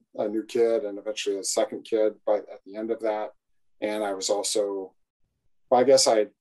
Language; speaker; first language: English; native; English